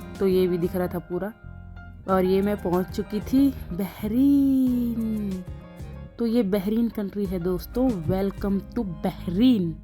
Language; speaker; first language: Hindi; native; Hindi